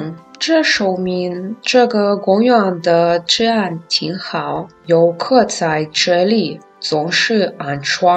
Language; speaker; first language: Chinese; non-native, learner; Russian